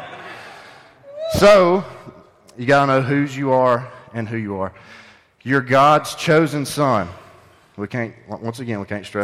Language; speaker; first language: English; native; English